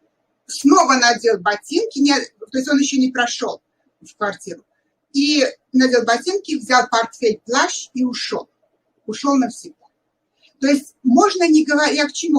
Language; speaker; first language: Russian; native; Russian